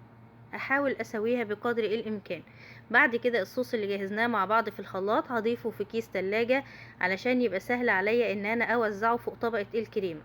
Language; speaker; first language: Arabic; native; Arabic